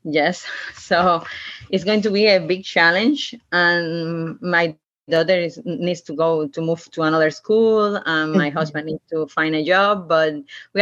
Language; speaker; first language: English; non-native, learner; Spanish